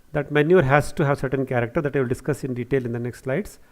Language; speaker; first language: English; non-native, local second language; Kannada